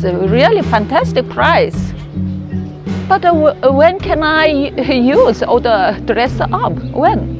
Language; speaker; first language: English; non-native, learner; Korean